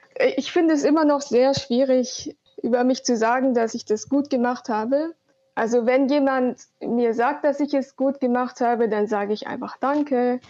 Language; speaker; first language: German; native; German